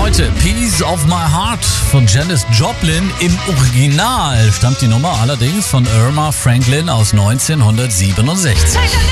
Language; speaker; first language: German; native; German